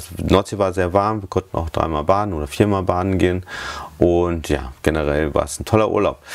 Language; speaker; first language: German; native; German